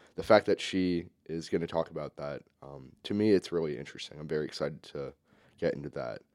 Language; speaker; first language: English; native; English